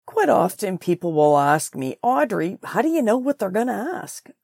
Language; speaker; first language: English; native; English